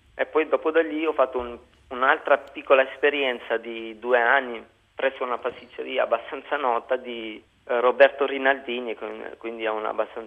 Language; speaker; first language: Italian; non-native, fluent; Albanian